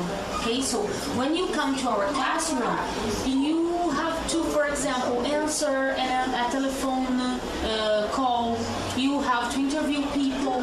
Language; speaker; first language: English; non-native, fluent; Portuguese